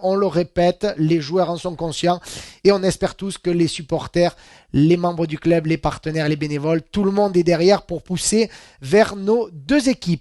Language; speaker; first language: French; native; French